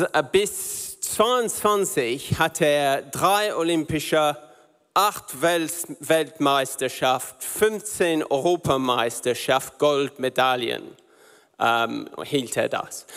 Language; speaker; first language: German; non-native, learner; English